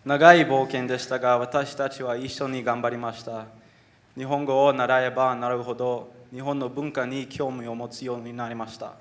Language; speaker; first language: Japanese; non-native, learner; English